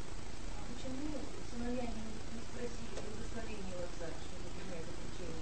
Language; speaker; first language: Russian; native; Russian